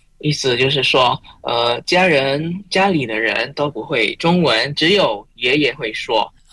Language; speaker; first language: Chinese; non-native, fluent; Indonesian